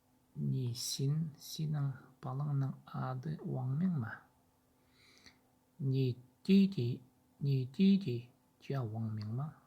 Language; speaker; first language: Chinese; non-native, learner; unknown